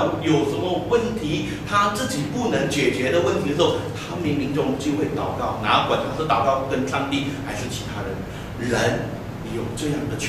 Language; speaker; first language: Chinese; native; Chinese